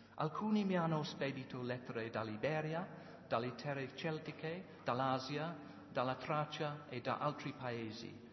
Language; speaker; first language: Italian; non-native, learner; English